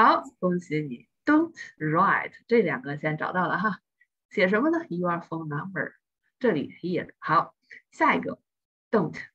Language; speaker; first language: Chinese; native; Chinese